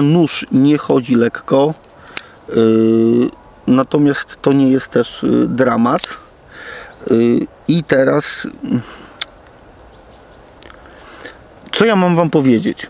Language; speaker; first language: Polish; native; Polish